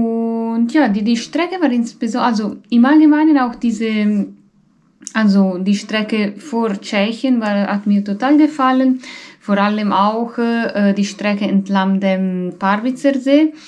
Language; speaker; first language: German; non-native, fluent; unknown